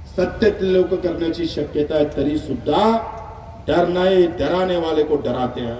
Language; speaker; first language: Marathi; native; Marathi